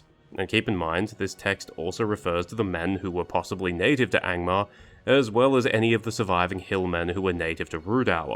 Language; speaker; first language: English; native; English